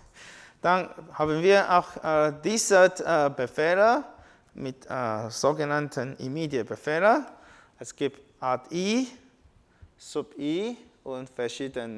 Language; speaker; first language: German; non-native, learner; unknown